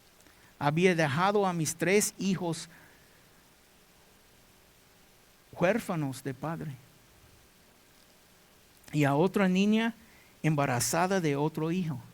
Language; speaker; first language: Spanish; non-native, learner; English